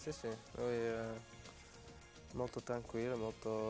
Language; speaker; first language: Italian; non-native, fluent; Dutch